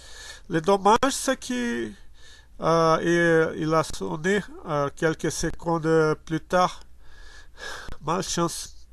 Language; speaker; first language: French; non-native, learner; Portuguese